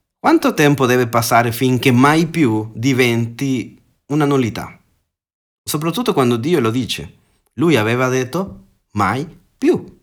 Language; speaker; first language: Italian; non-native, fluent; Spanish